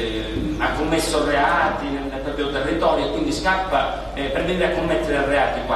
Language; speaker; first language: Italian; native; Italian